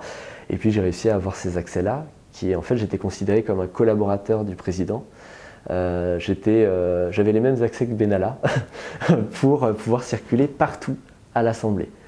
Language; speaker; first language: French; native; French